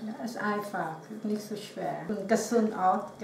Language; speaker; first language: German; non-native, learner; Thai